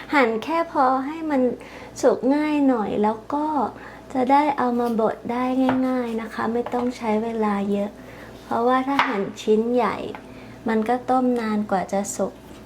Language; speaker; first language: Thai; native; Thai